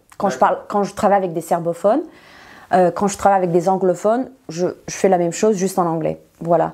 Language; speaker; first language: French; non-native, fluent; Serbian